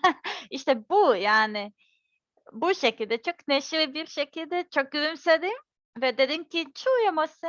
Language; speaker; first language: Turkish; non-native, learner; Serbian